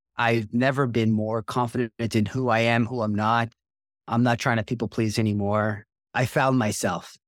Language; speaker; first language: English; native; English